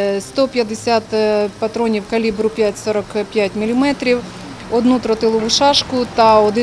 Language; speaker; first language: Ukrainian; native; Ukrainian